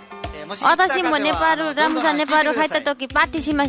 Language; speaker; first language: Japanese; non-native, learner; Nepali